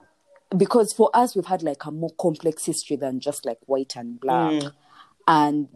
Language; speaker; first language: English; non-native, local second language; Nyankole